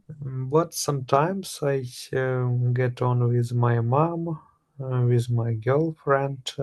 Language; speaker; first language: English; non-native, learner; Russian